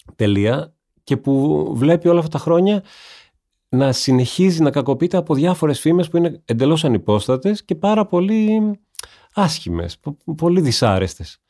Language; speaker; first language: Greek; native; Greek